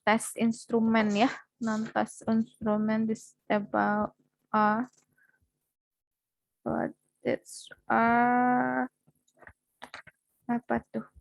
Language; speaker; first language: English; non-native, fluent; Indonesian